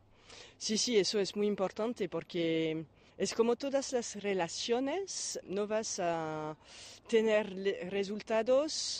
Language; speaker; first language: Spanish; non-native, fluent; French